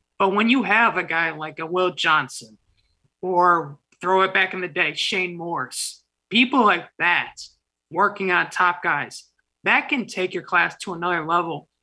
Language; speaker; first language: English; native; English